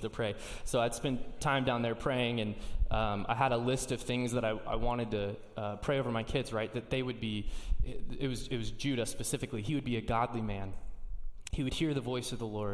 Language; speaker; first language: English; native; English